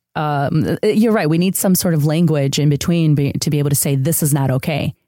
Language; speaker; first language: English; early bilingual, other home language; Spanish